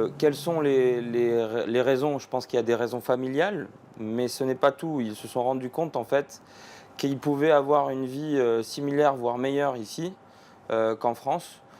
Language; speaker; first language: French; early bilingual, other home language; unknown